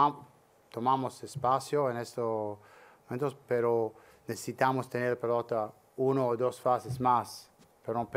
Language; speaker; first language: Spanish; non-native, learner; English